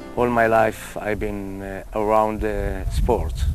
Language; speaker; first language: English; non-native, fluent; Hebrew